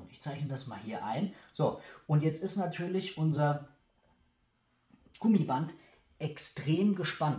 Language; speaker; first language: German; native; German